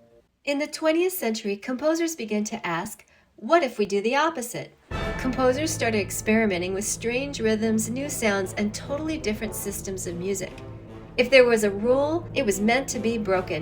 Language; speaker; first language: English; native; English